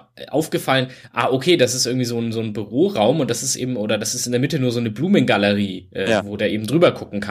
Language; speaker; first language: German; native; German